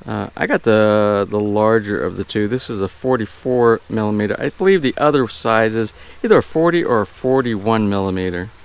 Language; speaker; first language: English; native; English